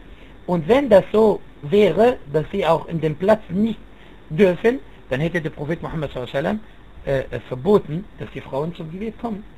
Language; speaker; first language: German; non-native, fluent; Arabic